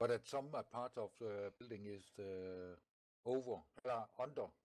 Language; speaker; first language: English; non-native, learner; Danish